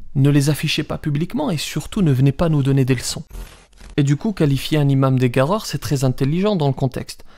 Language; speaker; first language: French; early bilingual, other home language; Riffian